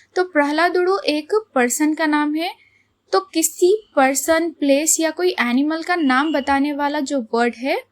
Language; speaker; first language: Hindi; non-native, local second language; Telugu